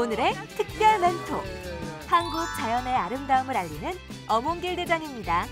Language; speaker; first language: Korean; native; Korean